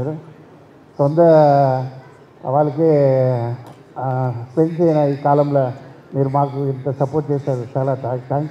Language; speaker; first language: Telugu; non-native, learner; Tamil